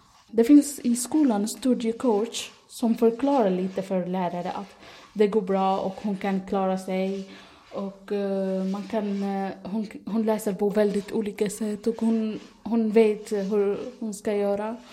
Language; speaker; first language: Swedish; non-native, fluent; Arabic